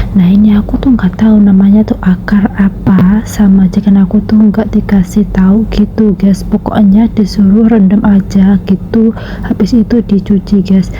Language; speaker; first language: Indonesian; non-native, local second language; Javanese